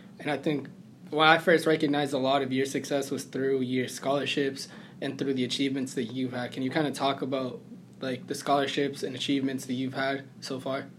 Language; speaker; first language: English; native; English